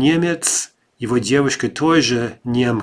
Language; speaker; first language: Russian; non-native, fluent; English